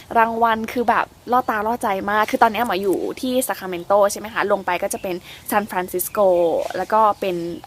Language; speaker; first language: Thai; native; Thai